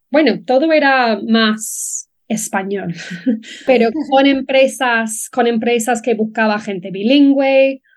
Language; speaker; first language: Spanish; non-native, fluent; English